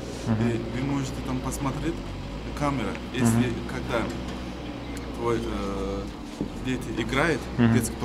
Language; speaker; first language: Russian; non-native, learner; Turkish